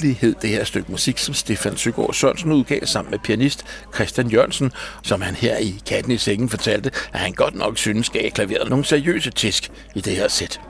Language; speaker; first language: Danish; native; Danish